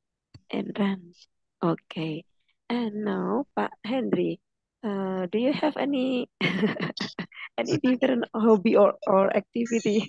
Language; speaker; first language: English; non-native, fluent; Indonesian